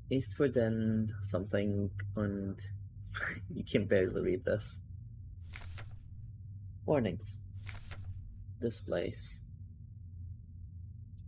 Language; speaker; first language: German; non-native, learner; English